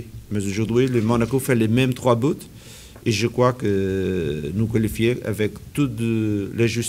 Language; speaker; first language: French; non-native, learner; Portuguese